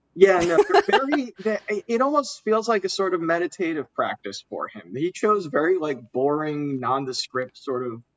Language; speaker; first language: English; native; English